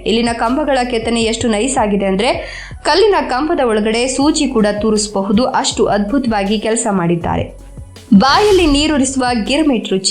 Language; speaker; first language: Kannada; native; Kannada